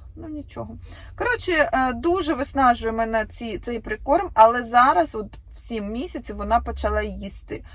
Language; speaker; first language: Ukrainian; native; Ukrainian